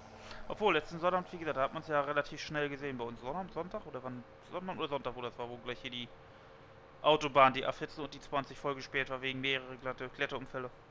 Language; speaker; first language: German; native; German